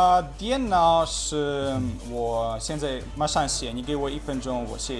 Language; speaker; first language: Chinese; non-native, learner; Russian